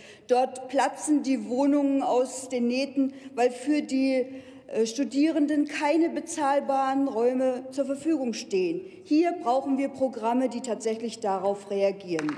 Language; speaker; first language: German; native; German